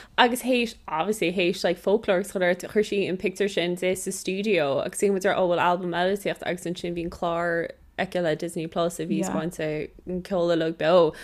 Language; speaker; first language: Irish; non-native, local second language; English